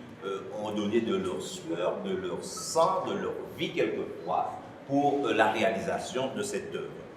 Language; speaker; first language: French; native; French